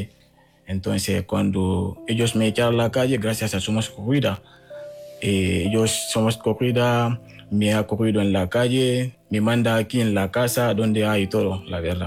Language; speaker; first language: Spanish; non-native, learner; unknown